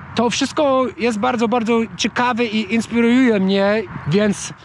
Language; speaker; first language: Polish; non-native, fluent; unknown